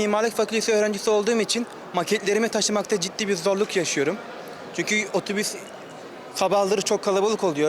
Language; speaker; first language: Turkish; native; Turkish